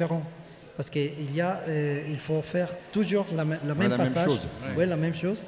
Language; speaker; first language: French; non-native, fluent; Spanish